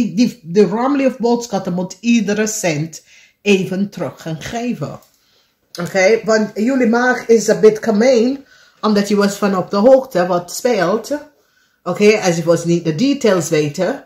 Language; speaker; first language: Dutch; non-native, learner; English